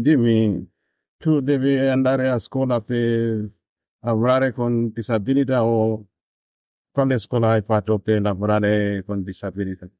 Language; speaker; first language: Italian; non-native, learner; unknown